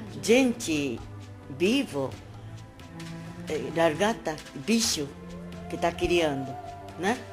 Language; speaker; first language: Portuguese; non-native, learner; Japanese